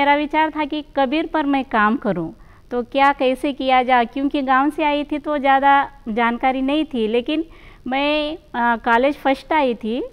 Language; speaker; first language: Hindi; non-native, local second language; Marathi